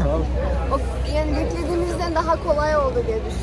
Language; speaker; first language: Turkish; non-native, fluent; Kyrgyz